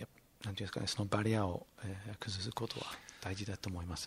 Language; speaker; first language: Japanese; non-native, fluent; English